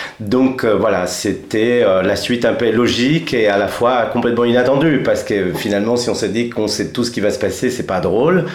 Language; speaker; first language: French; non-native, fluent; Spanish